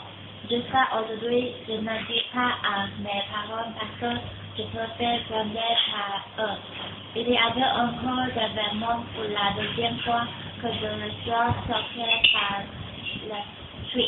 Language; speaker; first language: French; non-native, learner; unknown